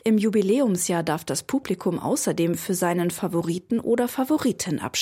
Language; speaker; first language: German; native; German